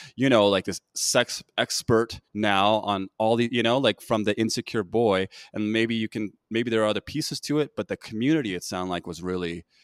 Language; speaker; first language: English; native; English